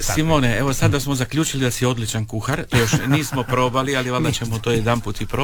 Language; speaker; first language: Serbian; native; Serbian